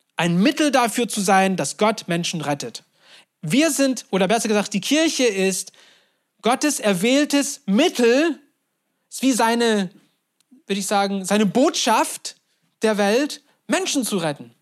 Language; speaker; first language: German; non-native, fluent; Turkish